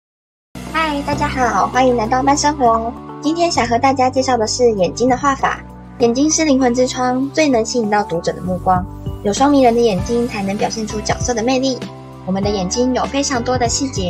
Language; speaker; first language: Chinese; native; Chinese